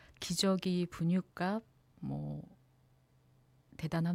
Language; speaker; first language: Korean; native; Korean